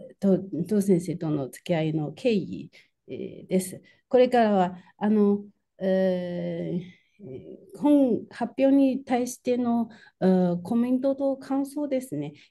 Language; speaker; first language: Japanese; non-native, fluent; Chinese